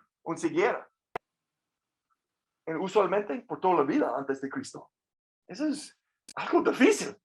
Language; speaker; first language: Spanish; non-native, fluent; English